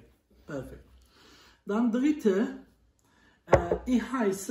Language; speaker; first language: German; non-native, learner; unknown